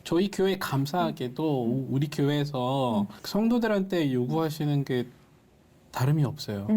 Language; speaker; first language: Korean; non-native, fluent; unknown